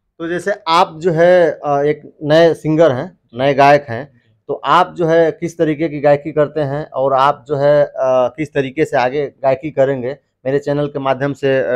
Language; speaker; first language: Hindi; non-native, local second language; Bhojpuri